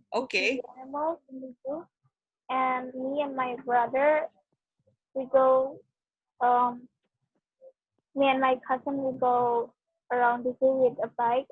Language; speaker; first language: English; non-native, learner; Indonesian